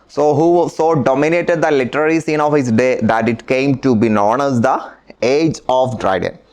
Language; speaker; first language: English; non-native, local second language; Malayalam